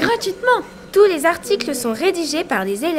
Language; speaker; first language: French; native; French